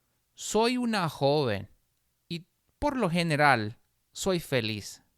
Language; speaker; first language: Spanish; non-native, fluent; English